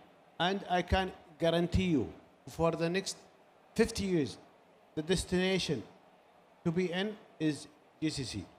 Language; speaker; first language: English; non-native, learner; Arabic